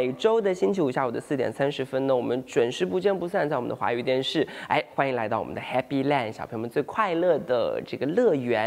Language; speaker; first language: Chinese; native; Chinese